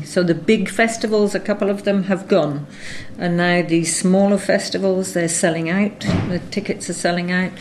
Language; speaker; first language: English; native; English